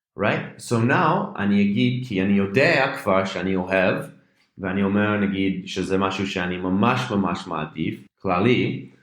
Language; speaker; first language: Hebrew; non-native, fluent; English